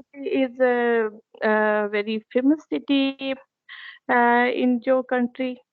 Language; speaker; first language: English; non-native, learner; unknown